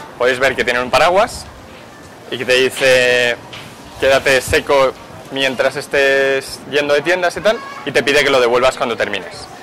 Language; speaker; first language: Spanish; native; Spanish